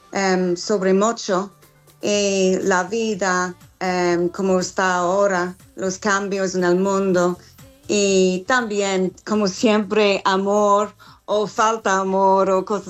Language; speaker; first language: Spanish; non-native, learner; English